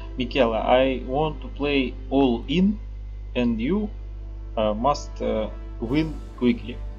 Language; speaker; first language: English; non-native, learner; Russian